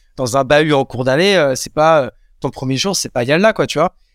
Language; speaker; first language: French; native; French